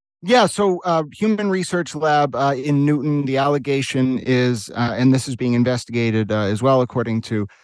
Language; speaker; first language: English; native; English